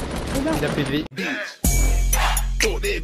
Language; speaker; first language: French; native; French